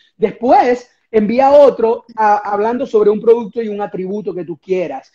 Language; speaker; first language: Spanish; native; Spanish